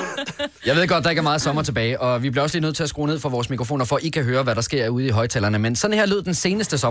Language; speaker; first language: Danish; native; Danish